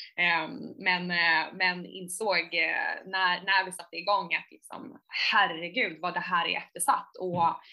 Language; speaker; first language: Swedish; native; Swedish